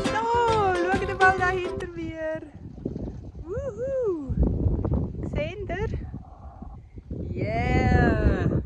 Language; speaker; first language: German; native; German